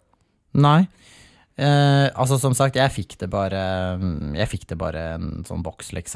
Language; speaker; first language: Norwegian; native; Norwegian